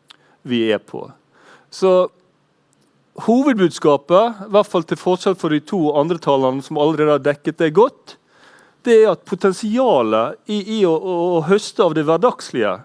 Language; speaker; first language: Norwegian; native; Norwegian